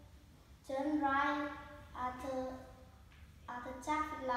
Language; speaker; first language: English; non-native, learner; Vietnamese